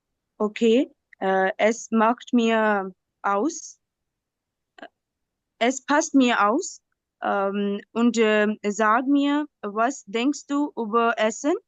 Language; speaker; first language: German; non-native, learner; Urdu